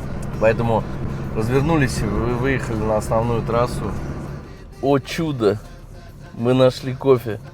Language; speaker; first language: Russian; native; Russian